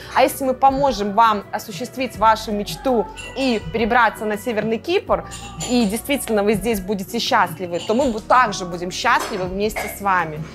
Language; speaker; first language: Russian; native; Russian